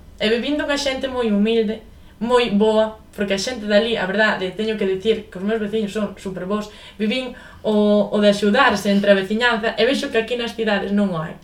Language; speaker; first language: Galician; native; Galician